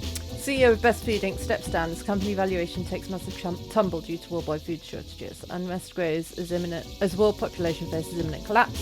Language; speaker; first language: English; native; English